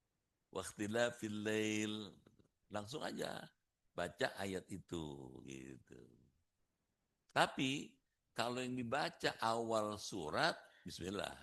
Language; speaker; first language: Indonesian; native; Indonesian